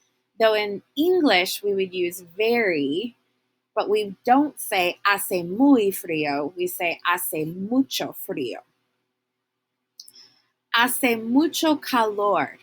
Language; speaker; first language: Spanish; non-native, fluent; English